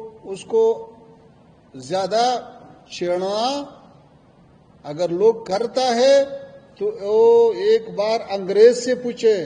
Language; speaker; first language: Hindi; non-native, fluent; Pashto